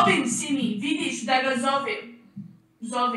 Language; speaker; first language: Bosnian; early bilingual, heritage; English